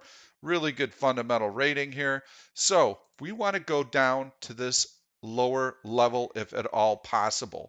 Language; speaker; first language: English; native; English